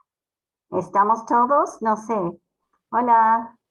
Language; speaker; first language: Spanish; non-native, fluent; English